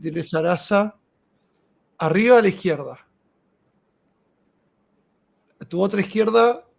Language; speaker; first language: Spanish; native; Spanish